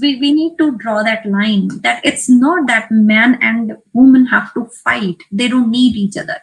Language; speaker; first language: Punjabi; native; Punjabi